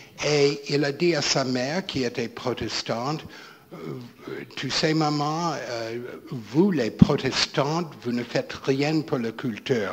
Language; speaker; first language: French; non-native, fluent; English